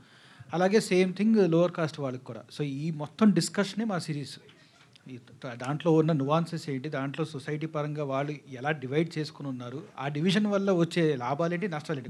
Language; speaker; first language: Telugu; native; Telugu